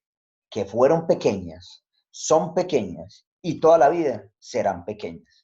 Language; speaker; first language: Spanish; native; Spanish